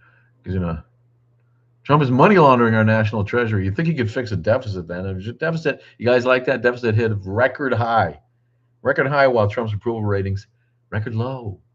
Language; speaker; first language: English; native; English